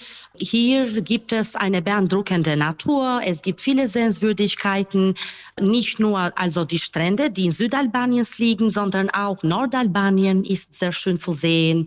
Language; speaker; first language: German; non-native, fluent; Albanian